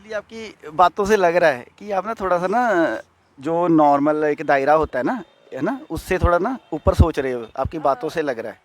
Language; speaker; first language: Hindi; non-native, local second language; Punjabi